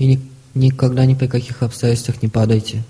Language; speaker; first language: Russian; native; Russian